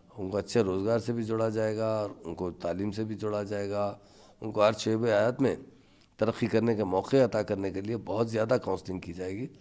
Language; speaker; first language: Urdu; native; Urdu